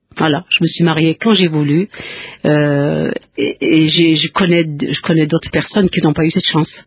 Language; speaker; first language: French; non-native, local second language; Kabyle